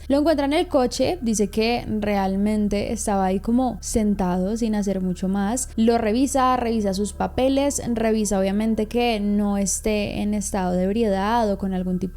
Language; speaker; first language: Spanish; native; Spanish